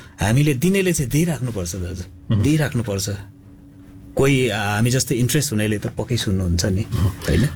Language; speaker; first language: Nepali; non-native, local second language; Limburgish